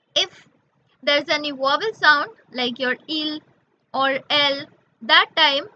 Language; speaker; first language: English; non-native, local second language; Hindi